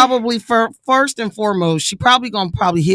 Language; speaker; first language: English; native; English